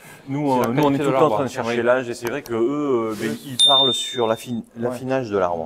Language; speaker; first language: French; native; French